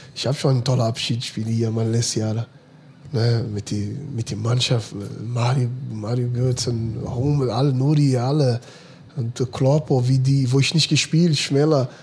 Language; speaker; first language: German; non-native, fluent; Portuguese